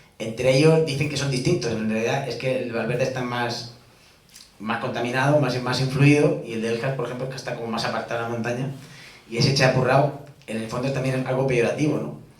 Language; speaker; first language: Spanish; native; Spanish